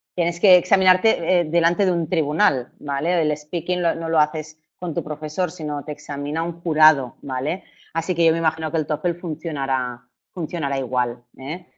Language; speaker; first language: Spanish; native; Spanish